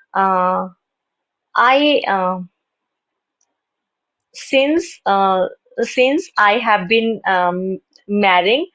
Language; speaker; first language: English; non-native, learner; Hindi